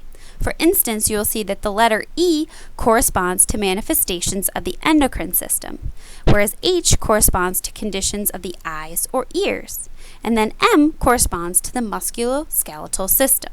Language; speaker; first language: English; native; English